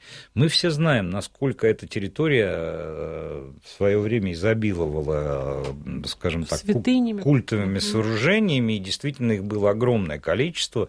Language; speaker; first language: Russian; native; Russian